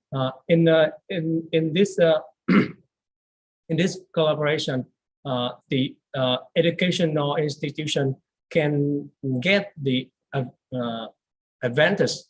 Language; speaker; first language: English; non-native, learner; Vietnamese